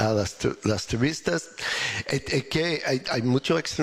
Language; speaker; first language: Spanish; non-native, learner; English